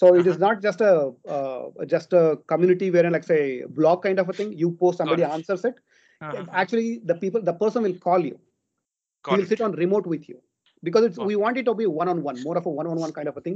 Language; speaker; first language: English; non-native, local second language; Kannada